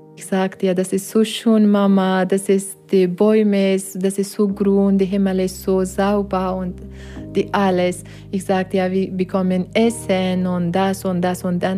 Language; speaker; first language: German; non-native, learner; Persian